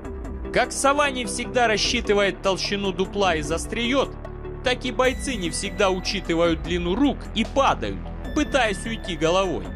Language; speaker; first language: Russian; native; Russian